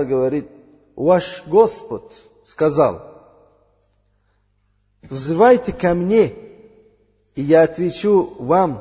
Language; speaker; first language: Russian; non-native, learner; Uzbek